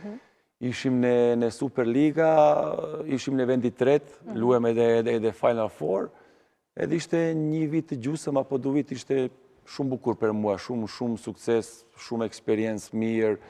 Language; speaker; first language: Albanian; non-native, learner; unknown